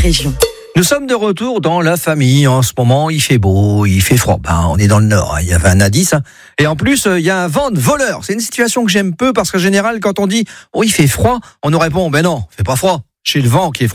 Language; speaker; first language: French; native; French